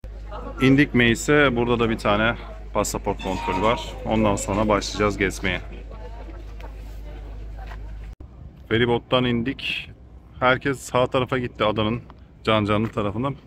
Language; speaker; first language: Turkish; native; Turkish